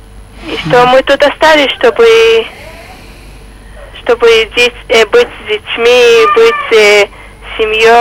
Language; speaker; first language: Russian; early bilingual, heritage; Hebrew